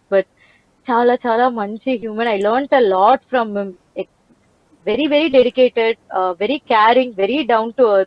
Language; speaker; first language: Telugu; non-native, learner; Tamil